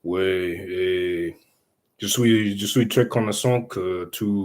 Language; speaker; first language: French; non-native, learner; English